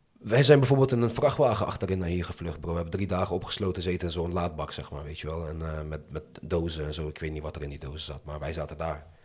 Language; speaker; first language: Dutch; early bilingual, other home language; Azerbaijani